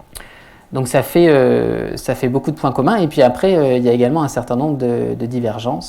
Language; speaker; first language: French; native; French